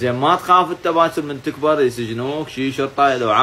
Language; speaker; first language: Arabic; native; Arabic